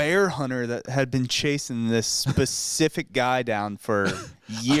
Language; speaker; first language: English; native; English